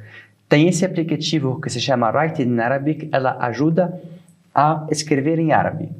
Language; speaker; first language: Portuguese; non-native, fluent; Arabic